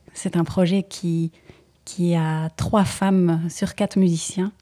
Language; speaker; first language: French; native; French